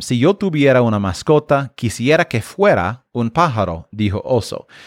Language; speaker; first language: Spanish; non-native, fluent; English